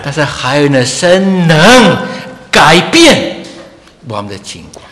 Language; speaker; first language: Chinese; non-native, fluent; English